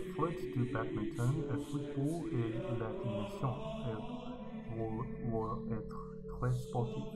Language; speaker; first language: French; non-native, learner; Chinese